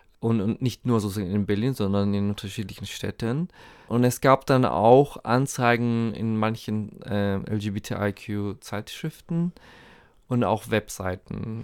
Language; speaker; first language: German; non-native, fluent; Turkish